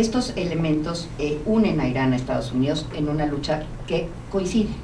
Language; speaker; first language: Spanish; native; Spanish